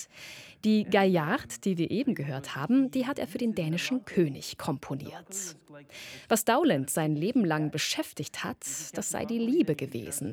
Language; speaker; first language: German; native; German